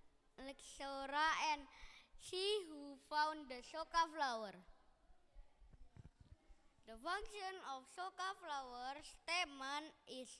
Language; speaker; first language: English; non-native, learner; Indonesian